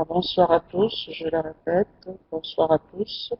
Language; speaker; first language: French; non-native, local second language; Arabic